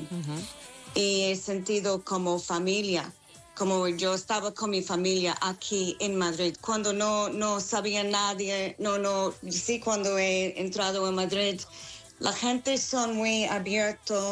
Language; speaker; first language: Spanish; non-native, learner; English